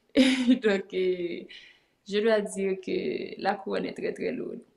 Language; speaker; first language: French; native; French